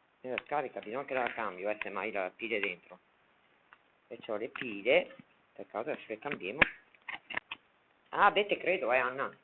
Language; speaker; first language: Italian; native; Italian